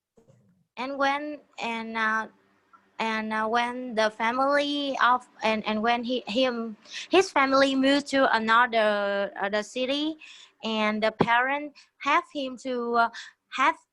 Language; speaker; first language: English; non-native, learner; Vietnamese